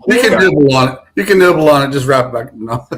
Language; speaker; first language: English; native; English